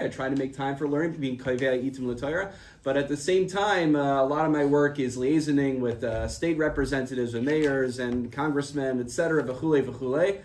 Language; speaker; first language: English; native; English